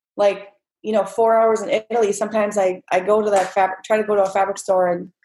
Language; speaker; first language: English; native; English